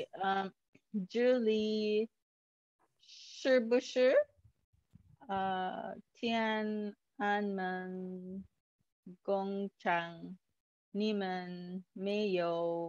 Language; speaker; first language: Chinese; non-native, learner; English